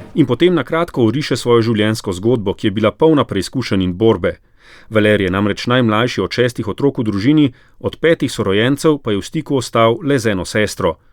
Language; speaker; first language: Slovenian; native; Slovenian